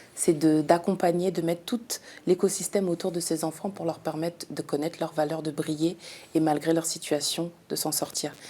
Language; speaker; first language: French; native; French